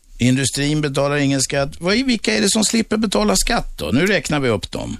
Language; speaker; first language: Swedish; native; Swedish